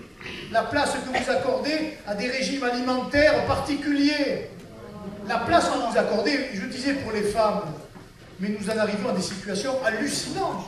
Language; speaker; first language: French; native; French